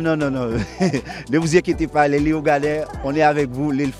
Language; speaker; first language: French; non-native, local second language; Haitian Creole